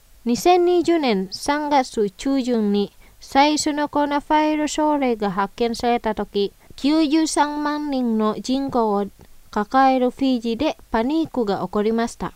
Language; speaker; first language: Japanese; non-native, fluent; Indonesian